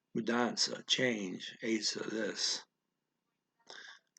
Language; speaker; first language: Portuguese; non-native, learner; English